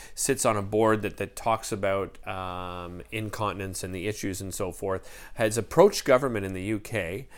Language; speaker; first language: English; native; English